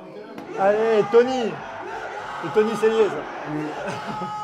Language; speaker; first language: French; native; French